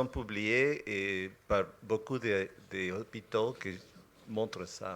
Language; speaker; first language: French; non-native, fluent; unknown